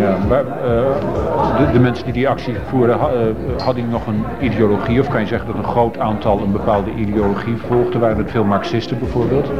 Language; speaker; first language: Dutch; native; Dutch